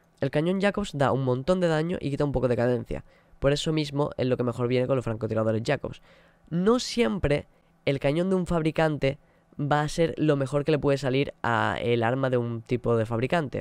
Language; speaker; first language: Spanish; native; Spanish